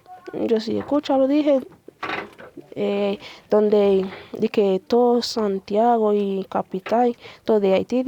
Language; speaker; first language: Spanish; non-native, learner; Haitian Creole